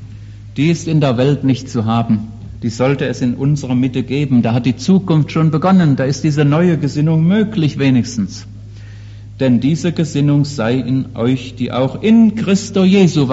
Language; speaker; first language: German; native; German